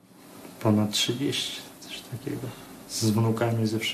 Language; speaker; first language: Polish; non-native, fluent; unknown